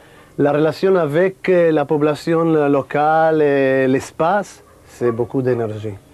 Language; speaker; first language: French; non-native, fluent; Italian